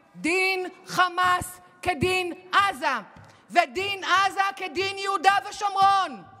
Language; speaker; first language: Hebrew; native; Hebrew